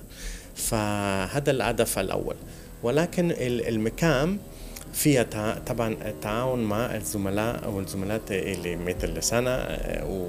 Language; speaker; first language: Arabic; non-native, fluent; Italian